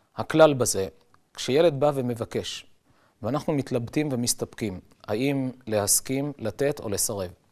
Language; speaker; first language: Hebrew; native; Hebrew